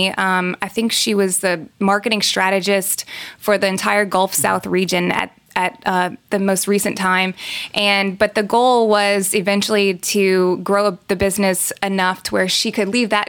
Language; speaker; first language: English; native; English